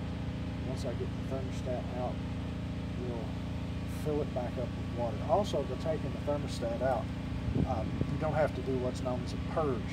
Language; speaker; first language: English; native; English